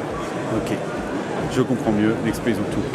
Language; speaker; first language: French; native; French